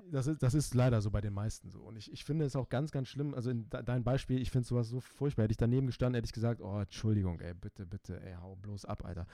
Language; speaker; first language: German; early bilingual, other home language; Turkish